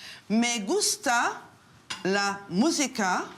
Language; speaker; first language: Spanish; non-native, fluent; French